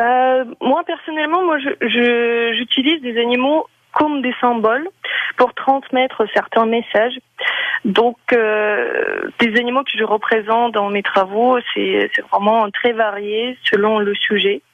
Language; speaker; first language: French; non-native, fluent; Ukrainian